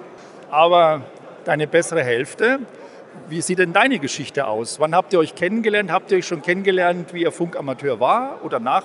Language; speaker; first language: German; native; German